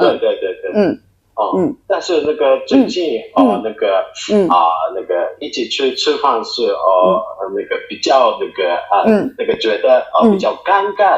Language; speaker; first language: Chinese; non-native, fluent; Japanese